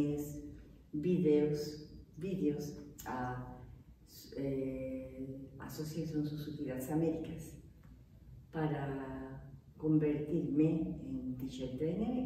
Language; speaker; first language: Portuguese; non-native, fluent; Spanish